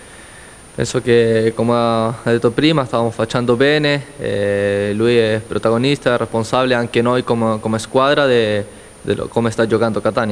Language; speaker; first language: Italian; non-native, learner; Spanish